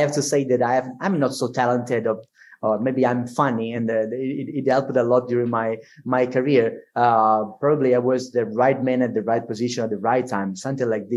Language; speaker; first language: English; non-native, fluent; Italian